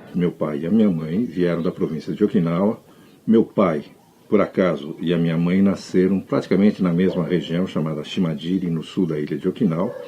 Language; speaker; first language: Portuguese; early bilingual, other home language; Japanese